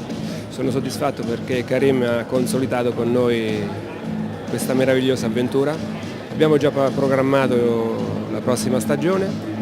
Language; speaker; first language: Italian; native; Italian